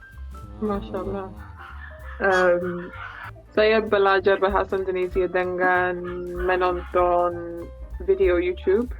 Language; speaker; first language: Indonesian; non-native, learner; English